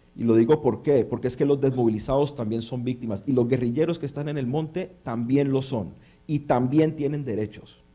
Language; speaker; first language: Spanish; early bilingual, heritage; Spanish